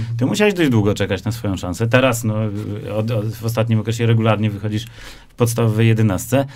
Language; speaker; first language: Polish; native; Polish